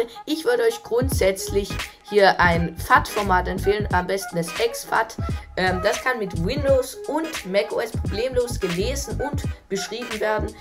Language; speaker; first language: German; native; German